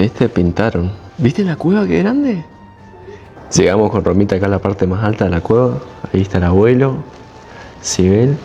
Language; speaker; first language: Spanish; native; Spanish